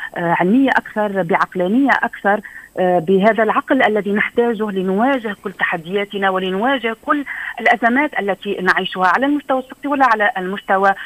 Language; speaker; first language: Arabic; native; Arabic